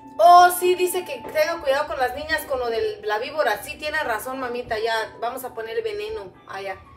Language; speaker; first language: Spanish; non-native, local second language; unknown